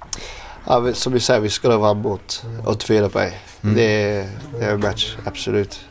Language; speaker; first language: Swedish; non-native, learner; English